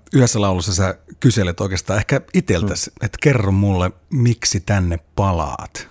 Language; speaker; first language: Finnish; native; Finnish